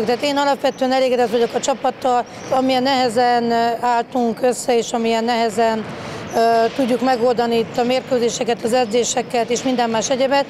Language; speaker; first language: Hungarian; native; Hungarian